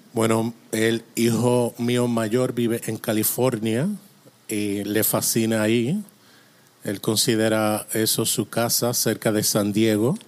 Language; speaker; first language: Spanish; non-native, fluent; English